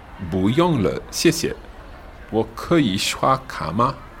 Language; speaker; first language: Chinese; non-native, learner; English